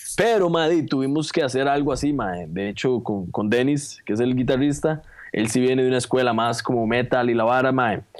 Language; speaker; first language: Spanish; native; Spanish